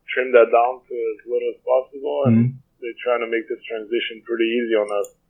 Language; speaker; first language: English; non-native, fluent; Portuguese